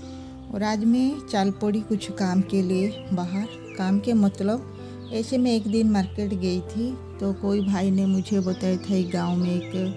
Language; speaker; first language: Hindi; non-native, local second language; Odia